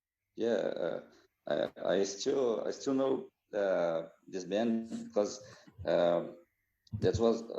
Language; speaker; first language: English; non-native, fluent; Portuguese